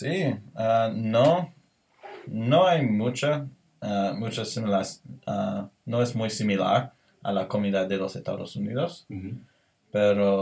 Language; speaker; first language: Spanish; non-native, learner; English